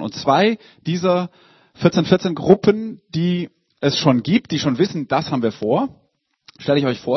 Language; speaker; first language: German; native; German